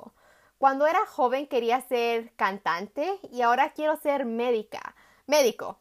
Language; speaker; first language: Spanish; early bilingual, heritage; Spanish